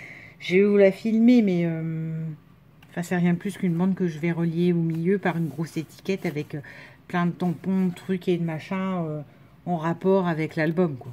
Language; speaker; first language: French; native; French